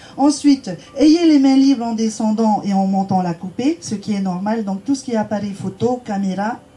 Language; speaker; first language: French; native; French